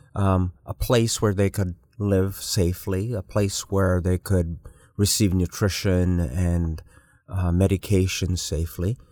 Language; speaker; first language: English; early bilingual, other home language; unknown